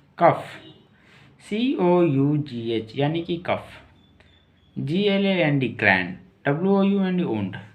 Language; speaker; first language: Hindi; native; Hindi